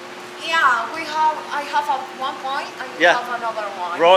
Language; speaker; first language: English; non-native, fluent; Spanish